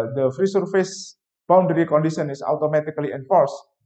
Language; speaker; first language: English; non-native, fluent; Indonesian